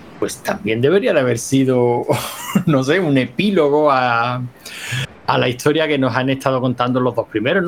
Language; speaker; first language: Spanish; native; Spanish